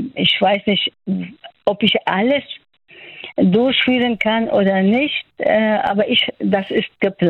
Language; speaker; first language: German; non-native, fluent; Persian